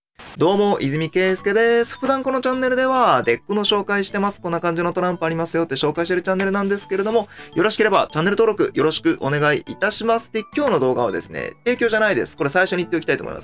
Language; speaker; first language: Japanese; native; Japanese